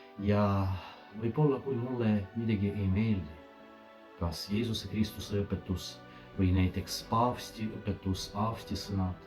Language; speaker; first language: Estonian; non-native, fluent; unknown